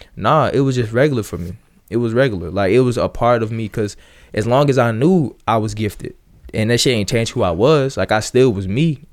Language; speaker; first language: English; native; English